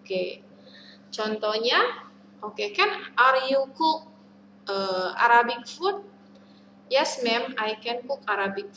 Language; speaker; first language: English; non-native, learner; Indonesian